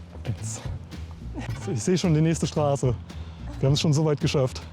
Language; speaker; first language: German; native; German